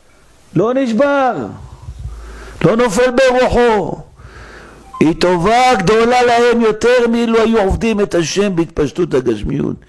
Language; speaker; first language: Hebrew; native; Hebrew